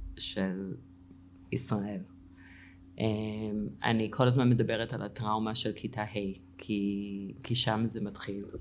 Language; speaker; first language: Hebrew; non-native, fluent; English